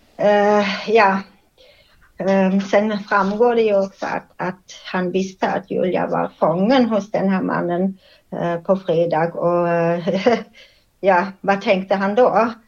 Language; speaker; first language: Swedish; non-native, fluent; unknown